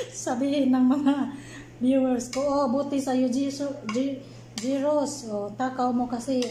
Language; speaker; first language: Filipino; non-native, local second language; Cebuano